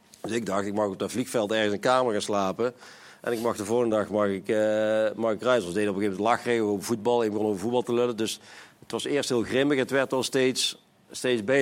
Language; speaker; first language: Dutch; native; Dutch